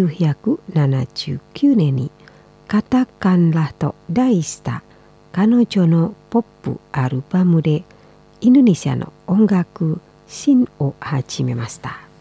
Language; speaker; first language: Japanese; non-native, fluent; Indonesian